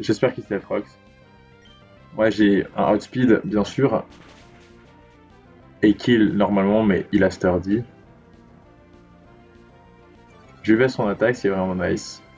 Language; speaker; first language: French; native; French